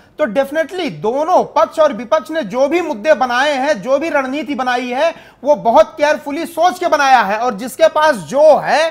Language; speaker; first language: Hindi; native; Hindi